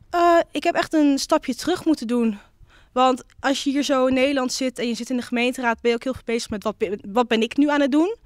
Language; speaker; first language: Dutch; native; Dutch